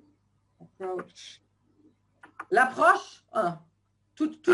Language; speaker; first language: French; non-native, fluent; German